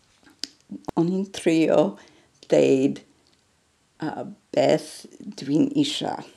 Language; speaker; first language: Welsh; non-native, learner; English